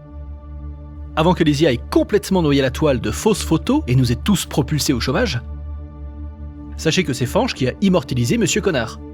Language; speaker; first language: French; native; French